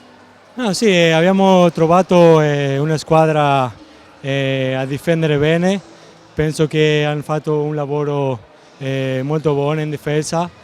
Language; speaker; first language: Italian; non-native, fluent; Spanish